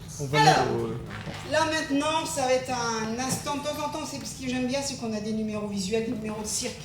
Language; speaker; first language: French; native; French